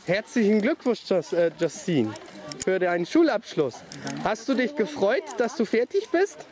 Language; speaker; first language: German; native; German